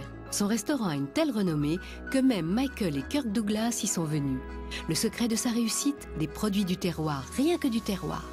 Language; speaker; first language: French; native; French